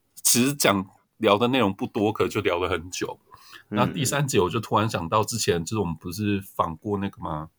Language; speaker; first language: Chinese; native; Chinese